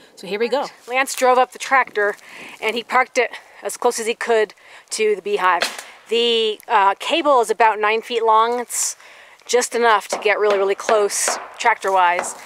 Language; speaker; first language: English; native; English